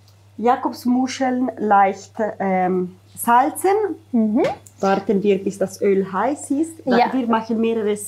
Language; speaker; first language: German; non-native, fluent; Italian